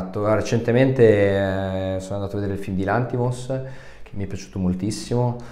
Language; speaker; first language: Italian; native; Italian